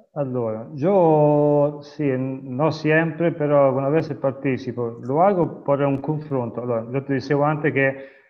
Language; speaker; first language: Spanish; non-native, learner; Italian